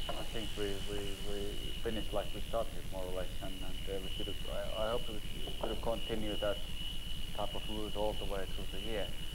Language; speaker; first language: English; non-native, fluent; Finnish